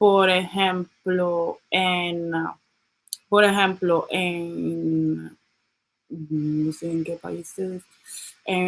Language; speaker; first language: Spanish; non-native, learner; English